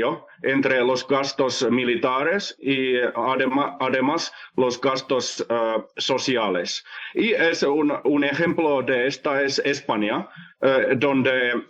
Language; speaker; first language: Spanish; non-native, fluent; Finnish